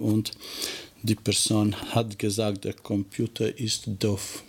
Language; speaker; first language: German; non-native, fluent; Albanian